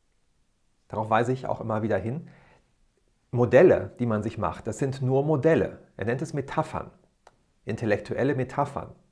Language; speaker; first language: German; native; German